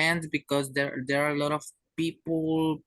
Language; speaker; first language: English; non-native, learner; Spanish